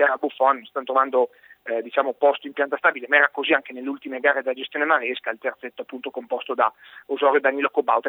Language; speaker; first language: Italian; native; Italian